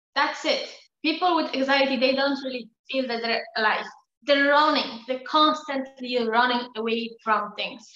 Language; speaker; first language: English; non-native, fluent; Polish